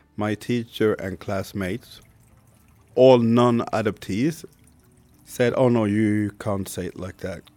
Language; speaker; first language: English; non-native, fluent; Swedish